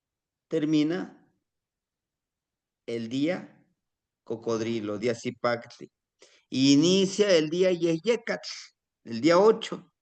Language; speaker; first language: Spanish; native; Spanish